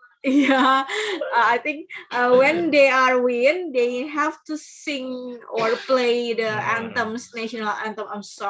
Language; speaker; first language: English; non-native, learner; Indonesian